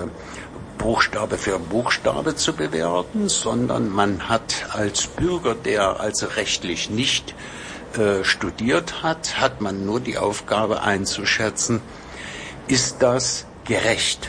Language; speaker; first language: German; native; German